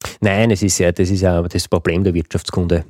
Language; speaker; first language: German; native; German